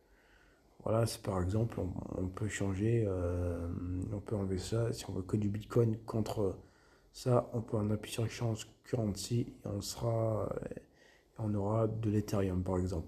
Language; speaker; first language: French; native; French